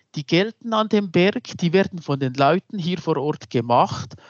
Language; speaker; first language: German; native; German